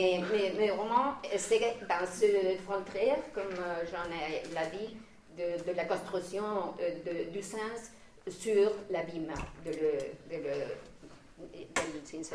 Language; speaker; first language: French; non-native, fluent; Spanish